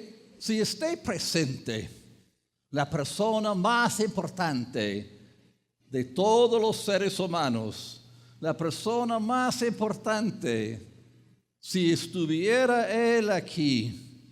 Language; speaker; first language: Spanish; non-native, fluent; English